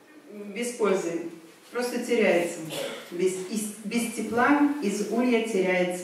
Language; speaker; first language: Russian; native; Russian